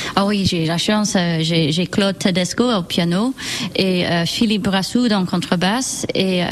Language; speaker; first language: French; non-native, learner; English